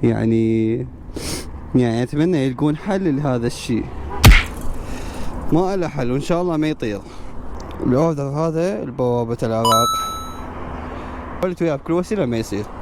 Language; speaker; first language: Arabic; native; Arabic